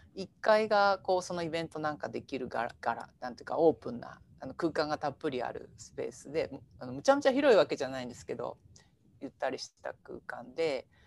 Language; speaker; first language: Japanese; native; Japanese